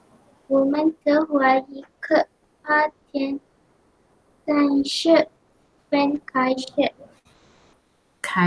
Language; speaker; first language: Chinese; non-native, learner; Malay